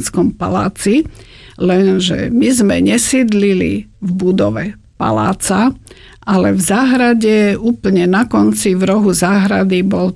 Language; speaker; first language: Slovak; native; Slovak